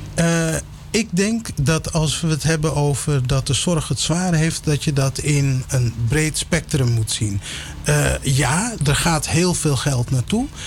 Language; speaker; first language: Dutch; early bilingual, other home language; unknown